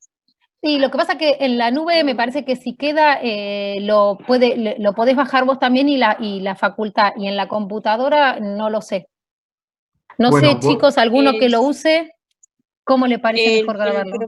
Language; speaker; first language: Spanish; native; Spanish